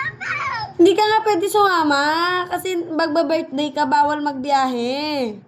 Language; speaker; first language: Filipino; non-native, local second language; Iloko